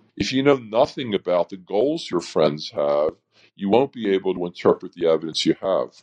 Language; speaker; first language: English; native; English